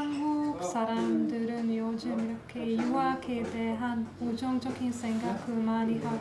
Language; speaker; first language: Korean; non-native, fluent; Hungarian